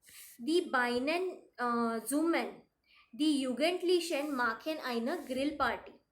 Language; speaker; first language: German; non-native, fluent; Marathi